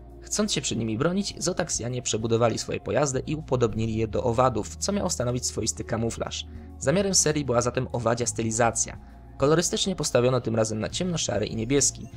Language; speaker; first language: Polish; native; Polish